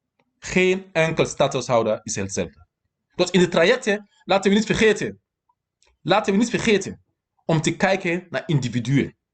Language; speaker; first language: Dutch; non-native, fluent; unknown